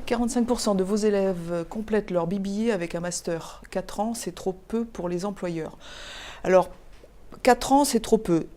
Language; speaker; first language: French; native; French